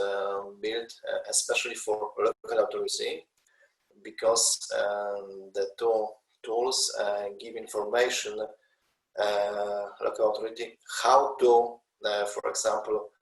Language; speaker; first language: English; non-native, learner; Polish